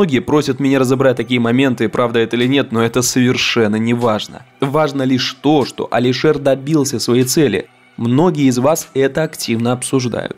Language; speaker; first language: Russian; native; Russian